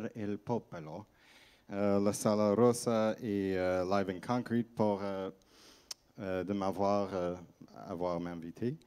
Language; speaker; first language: French; non-native, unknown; English